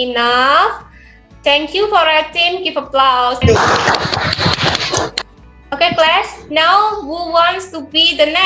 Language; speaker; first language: English; non-native, learner; Indonesian